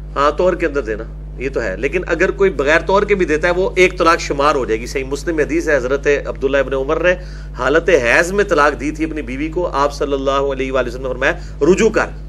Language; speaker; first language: Urdu; non-native, local second language; Punjabi